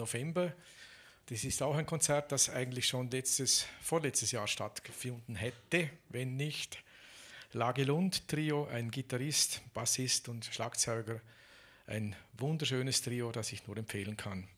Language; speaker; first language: German; native; German